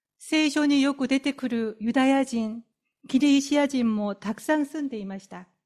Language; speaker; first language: Japanese; non-native, fluent; Korean